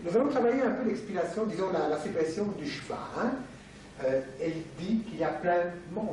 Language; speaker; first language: French; native; French